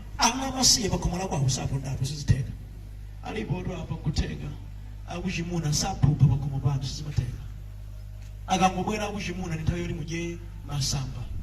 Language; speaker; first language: Nyanja; native; Nyanja